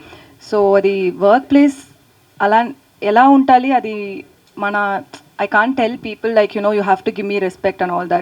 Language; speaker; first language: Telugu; non-native, learner; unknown